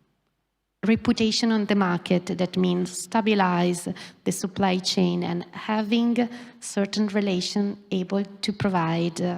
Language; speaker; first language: English; non-native, fluent; Italian